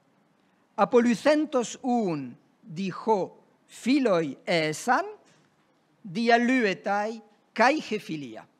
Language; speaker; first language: Greek; non-native, fluent; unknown